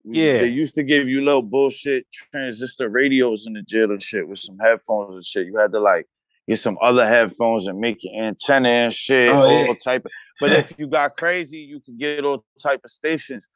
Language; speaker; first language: English; native; English